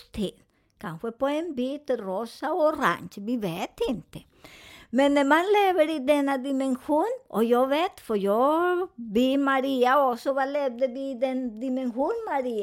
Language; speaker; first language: Swedish; non-native, fluent; Spanish